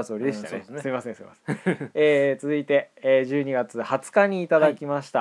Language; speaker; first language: Japanese; native; Japanese